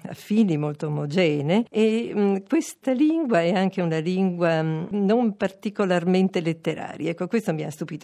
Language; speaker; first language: Italian; native; Italian